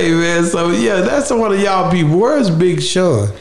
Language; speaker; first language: English; native; English